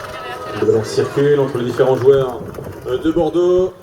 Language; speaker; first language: French; native; French